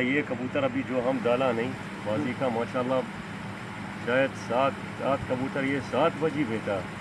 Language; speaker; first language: Hindi; non-native, learner; Arabic